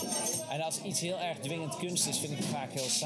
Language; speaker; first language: Dutch; native; Dutch